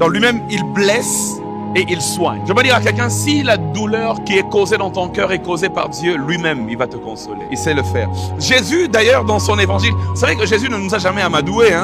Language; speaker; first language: French; non-native, local second language; Lingala